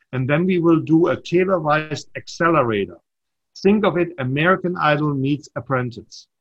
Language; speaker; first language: English; non-native, fluent; German